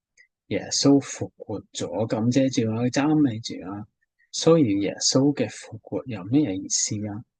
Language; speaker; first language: Cantonese; non-native, fluent; English